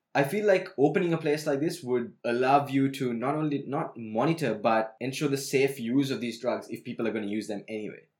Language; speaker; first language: English; non-native, local second language; Sinhala